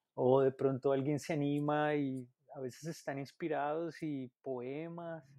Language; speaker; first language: Spanish; native; Spanish